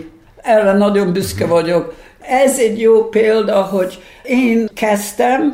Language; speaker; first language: Hungarian; early bilingual, heritage; Hungarian